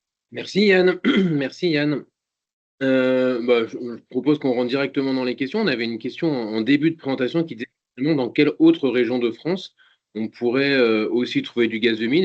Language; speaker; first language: French; native; French